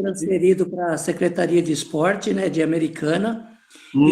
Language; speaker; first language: Portuguese; native; Portuguese